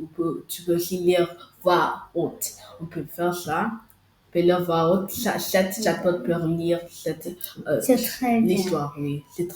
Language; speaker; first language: French; non-native, local second language; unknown